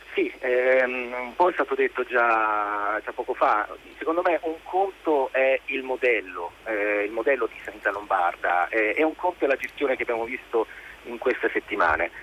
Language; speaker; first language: Italian; native; Italian